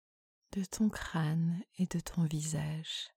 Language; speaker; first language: French; native; French